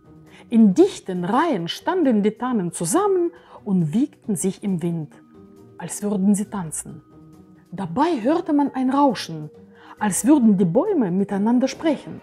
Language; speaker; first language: German; native; German